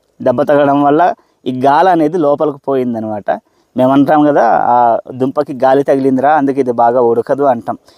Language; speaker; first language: Telugu; non-native, local second language; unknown